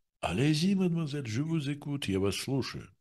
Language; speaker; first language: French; non-native, fluent; Russian